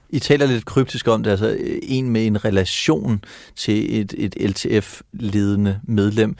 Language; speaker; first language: Danish; native; Danish